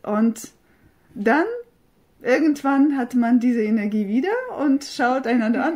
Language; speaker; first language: German; non-native, fluent; Russian